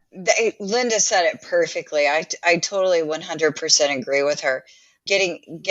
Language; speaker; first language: English; native; English